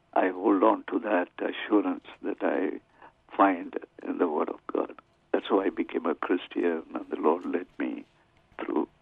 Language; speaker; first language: English; non-native, local second language; Tamil